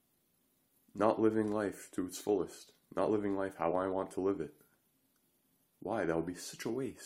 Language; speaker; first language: English; native; English